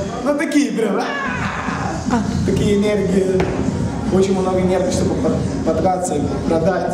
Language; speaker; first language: Russian; non-native, learner; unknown